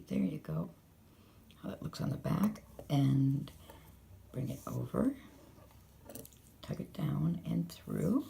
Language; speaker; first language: English; native; English